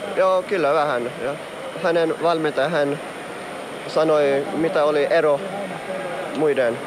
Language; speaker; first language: Finnish; non-native, local second language; Swedish